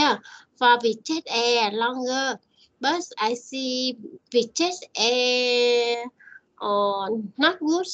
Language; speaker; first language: English; non-native, learner; Vietnamese